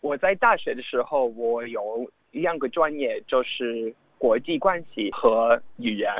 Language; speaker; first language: Chinese; non-native, fluent; English